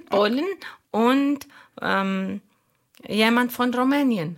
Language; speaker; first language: German; non-native, learner; Arabic